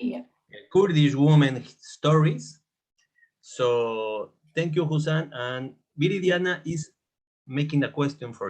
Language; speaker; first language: English; non-native, fluent; Spanish